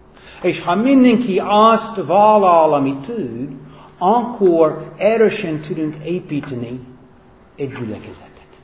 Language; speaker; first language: Hungarian; non-native, fluent; English